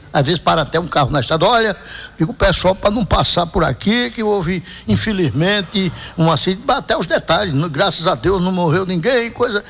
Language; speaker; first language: Portuguese; native; Portuguese